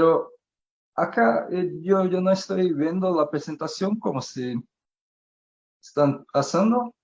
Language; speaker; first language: Spanish; non-native, learner; Portuguese